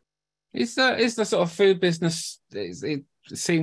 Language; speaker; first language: English; native; English